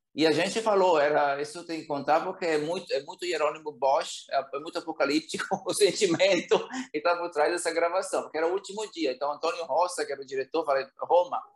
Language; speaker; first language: Portuguese; non-native, fluent; Italian